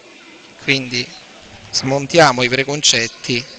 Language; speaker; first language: Italian; native; Italian